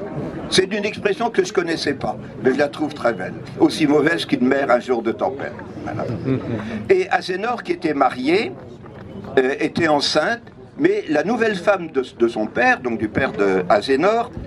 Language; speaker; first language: French; native; French